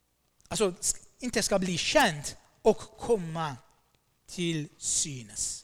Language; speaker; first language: Swedish; non-native, fluent; Armenian